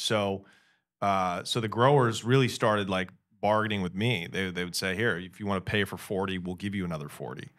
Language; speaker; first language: English; native; English